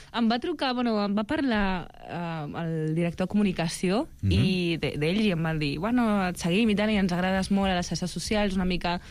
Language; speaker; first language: Catalan; early bilingual, other home language; Arabic